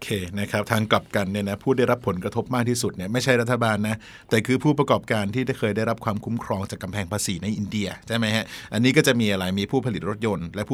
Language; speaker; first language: Thai; native; Thai